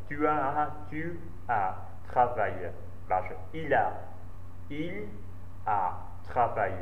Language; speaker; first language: French; non-native, learner; Central Kurdish